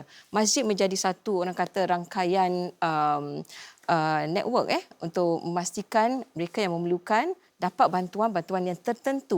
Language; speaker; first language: Malay; native; Malay